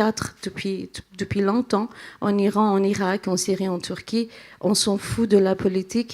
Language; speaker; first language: French; non-native, fluent; Central Kurdish